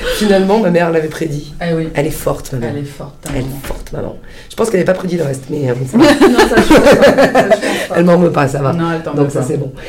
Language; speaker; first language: French; early bilingual, heritage; Italian